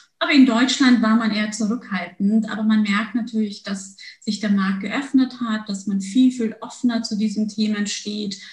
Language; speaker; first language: German; early bilingual, other home language; Turkish